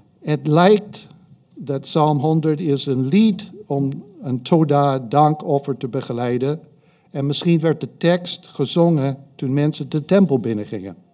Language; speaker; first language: Dutch; non-native, fluent; English